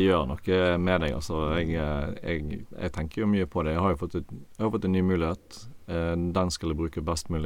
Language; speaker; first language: Norwegian; native; Norwegian